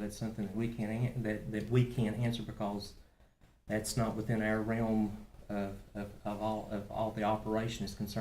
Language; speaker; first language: English; native; English